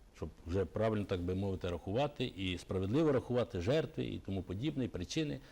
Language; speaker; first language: Ukrainian; native; Ukrainian